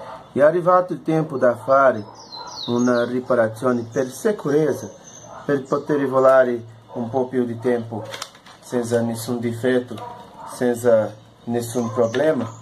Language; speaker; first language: Italian; non-native, learner; Portuguese